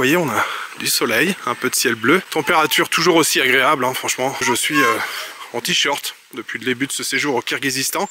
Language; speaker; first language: French; native; French